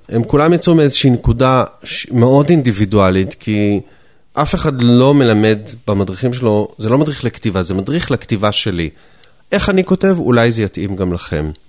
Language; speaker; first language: Hebrew; native; Hebrew